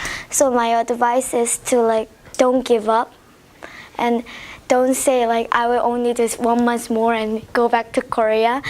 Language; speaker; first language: English; non-native, learner; Korean